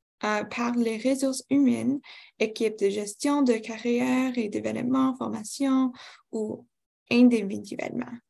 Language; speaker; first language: French; non-native, local second language; English